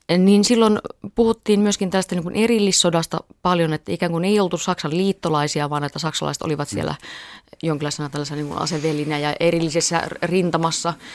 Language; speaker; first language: Finnish; native; Finnish